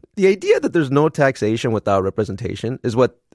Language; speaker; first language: English; early bilingual, other home language; Spanish